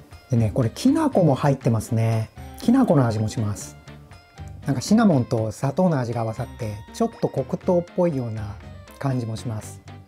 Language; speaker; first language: Japanese; native; Japanese